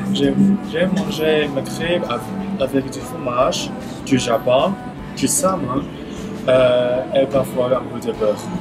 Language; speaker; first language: French; non-native, learner; English